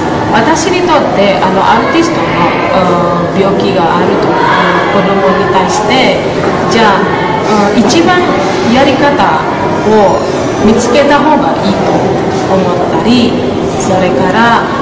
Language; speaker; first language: Japanese; non-native, fluent; Indonesian